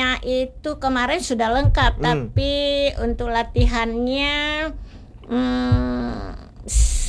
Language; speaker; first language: Indonesian; native; Indonesian